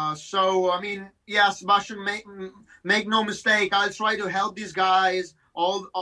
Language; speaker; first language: English; non-native, fluent; Italian